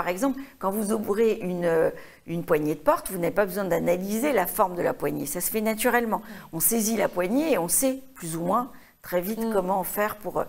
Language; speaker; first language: French; native; French